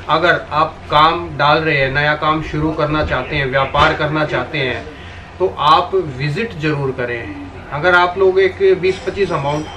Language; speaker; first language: Hindi; native; Hindi